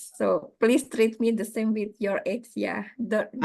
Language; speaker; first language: English; non-native, learner; Indonesian